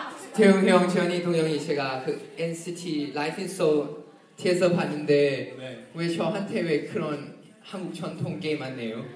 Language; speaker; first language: Korean; non-native, fluent; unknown